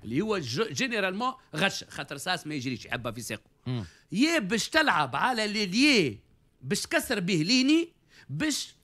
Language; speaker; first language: Arabic; native; Arabic